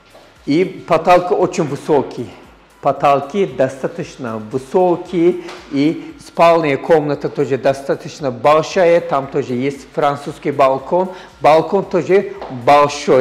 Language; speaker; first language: Russian; non-native, learner; Turkish